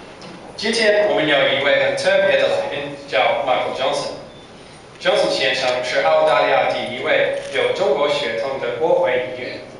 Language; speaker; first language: Chinese; non-native, learner; English